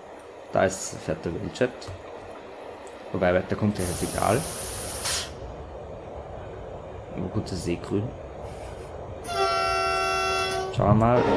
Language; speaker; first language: German; native; German